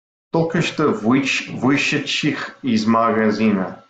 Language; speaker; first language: Russian; non-native, learner; English